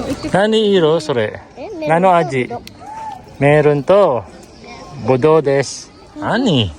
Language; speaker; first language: Japanese; non-native, learner; Filipino